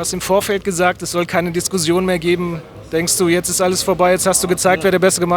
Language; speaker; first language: German; native; German